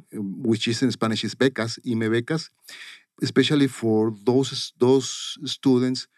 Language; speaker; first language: English; non-native, fluent; Spanish